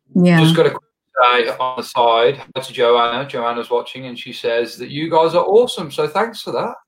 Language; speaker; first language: English; native; English